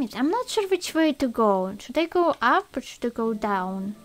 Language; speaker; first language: English; non-native, fluent; Russian